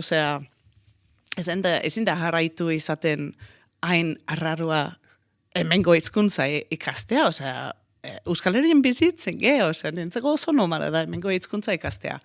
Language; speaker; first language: Basque; non-native, fluent; Danish